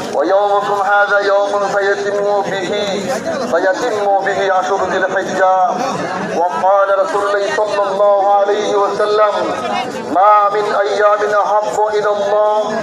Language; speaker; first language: Arabic; non-native, fluent; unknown